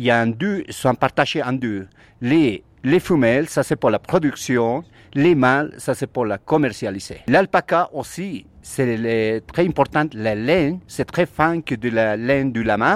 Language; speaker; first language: French; non-native, learner; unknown